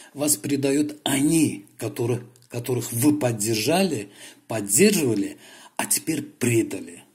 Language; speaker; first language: Russian; non-native, local second language; Azerbaijani